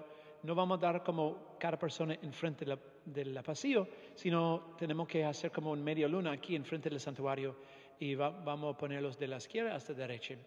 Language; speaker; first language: Spanish; non-native, fluent; English